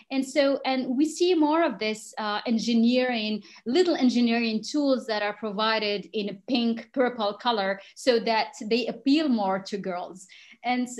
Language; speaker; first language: English; non-native, fluent; Arabic